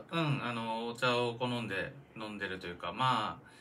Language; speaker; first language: Japanese; native; Japanese